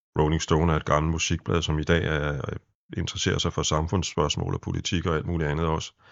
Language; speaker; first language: Danish; native; Danish